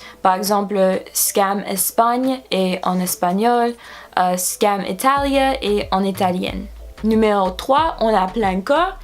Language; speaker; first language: French; non-native, learner; English